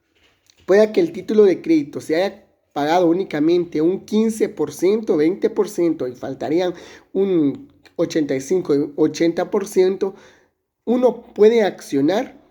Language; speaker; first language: Spanish; native; Spanish